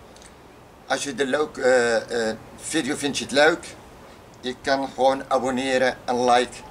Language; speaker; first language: Dutch; non-native, learner; Arabic